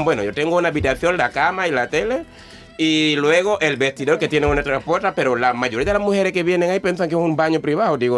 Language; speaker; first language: Spanish; non-native, fluent; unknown